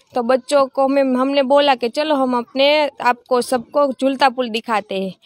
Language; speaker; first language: Hindi; non-native, local second language; Gujarati